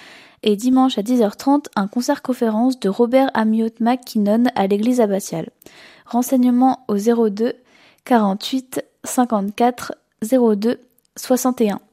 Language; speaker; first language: French; native; French